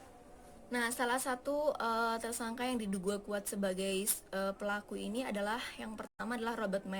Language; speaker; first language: Indonesian; native; Indonesian